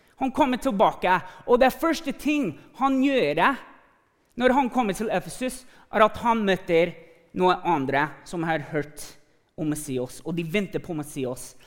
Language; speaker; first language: Norwegian; non-native, fluent; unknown